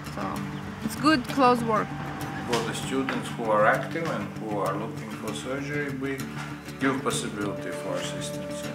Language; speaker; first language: English; non-native, fluent; Swedish